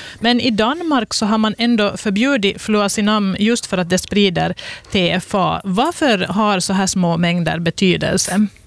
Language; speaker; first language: Swedish; native; Swedish